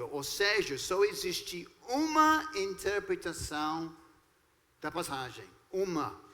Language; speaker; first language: Portuguese; non-native, fluent; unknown